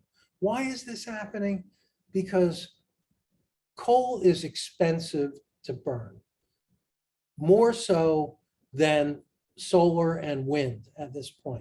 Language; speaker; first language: English; native; English